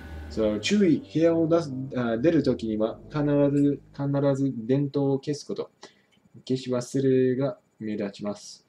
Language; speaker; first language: Japanese; non-native, fluent; English